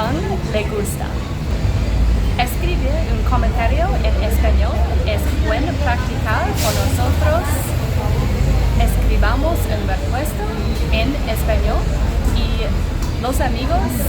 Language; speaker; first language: Spanish; non-native, learner; English